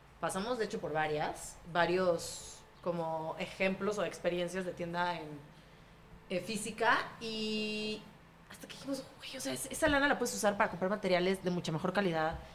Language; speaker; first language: Spanish; native; Spanish